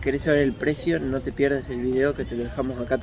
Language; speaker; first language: Spanish; native; Spanish